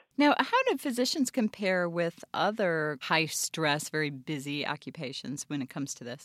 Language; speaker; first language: English; native; English